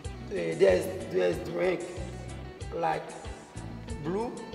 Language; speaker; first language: English; non-native, learner; Haitian Creole